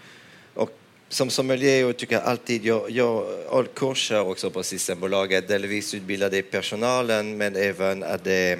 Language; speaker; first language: Swedish; non-native, fluent; French